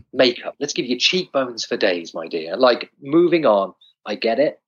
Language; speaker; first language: English; native; English